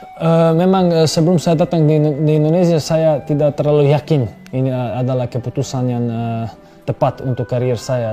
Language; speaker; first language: Indonesian; non-native, fluent; Serbian